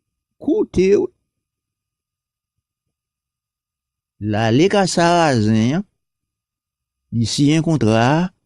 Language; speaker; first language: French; non-native, local second language; Haitian Creole